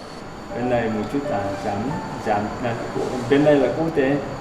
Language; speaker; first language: Vietnamese; non-native, learner; Korean